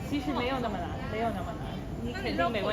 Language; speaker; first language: Chinese; non-native, fluent; English